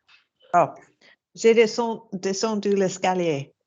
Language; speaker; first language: French; non-native, learner; English